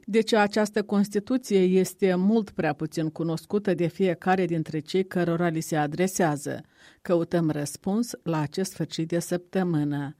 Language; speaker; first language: Romanian; native; Romanian